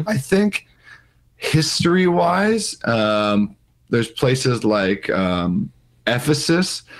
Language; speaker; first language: English; native; English